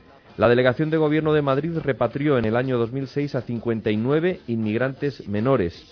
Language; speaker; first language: Spanish; native; Spanish